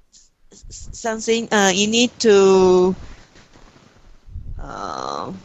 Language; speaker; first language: English; non-native, learner; Chinese